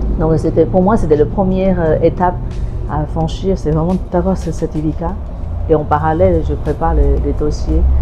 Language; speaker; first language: French; non-native, fluent; Chinese